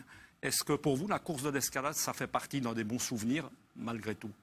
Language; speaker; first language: French; native; French